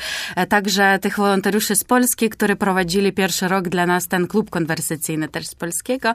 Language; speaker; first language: Polish; non-native, learner; Ukrainian